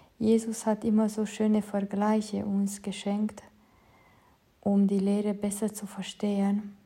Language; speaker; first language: German; non-native, fluent; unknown